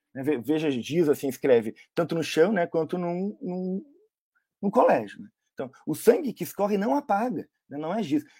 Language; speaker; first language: Portuguese; native; Portuguese